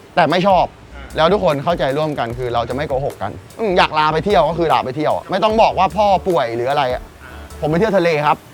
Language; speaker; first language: Thai; native; Thai